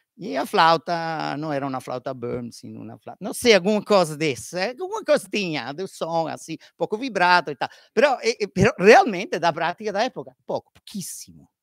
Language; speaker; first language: Portuguese; non-native, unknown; Italian